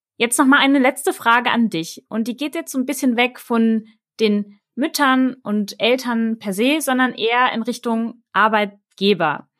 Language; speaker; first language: German; native; German